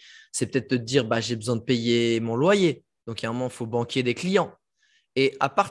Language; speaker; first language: French; native; French